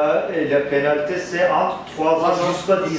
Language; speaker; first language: French; non-native, fluent; Turkish